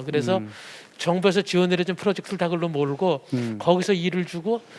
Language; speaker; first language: Korean; native; Korean